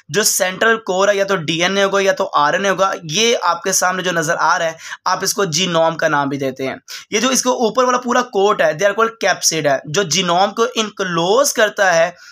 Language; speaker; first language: Urdu; non-native, local second language; Punjabi